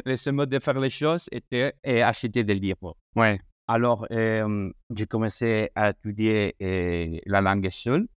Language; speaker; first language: French; non-native, fluent; Spanish